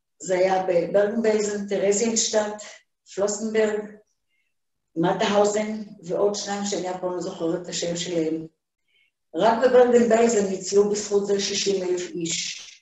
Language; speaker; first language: Hebrew; early bilingual, other home language; Hungarian